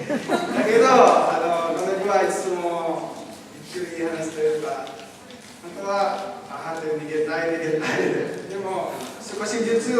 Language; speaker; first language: Japanese; non-native, learner; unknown